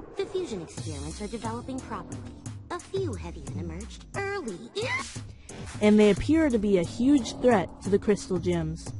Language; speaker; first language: English; native; English